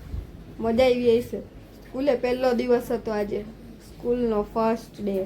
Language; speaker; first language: Gujarati; native; Gujarati